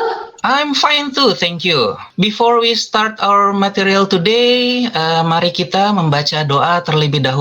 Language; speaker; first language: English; non-native, fluent; Indonesian